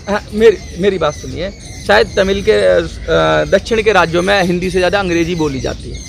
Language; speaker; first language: Hindi; native; Hindi